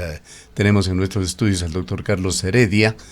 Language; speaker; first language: Spanish; native; Spanish